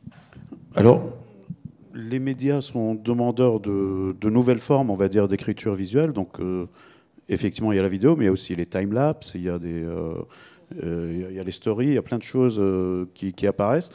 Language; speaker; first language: French; native; French